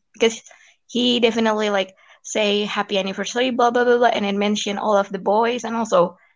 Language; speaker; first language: English; non-native, fluent; Indonesian